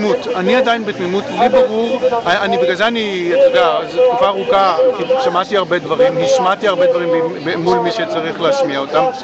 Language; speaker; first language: Hebrew; native; Hebrew